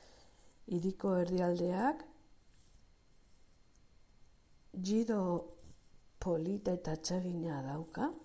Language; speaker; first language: Basque; non-native, local second language; Spanish